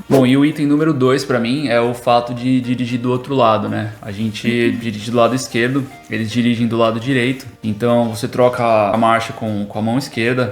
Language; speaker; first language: Portuguese; native; Portuguese